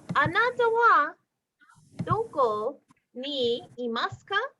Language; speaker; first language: Japanese; non-native, fluent; English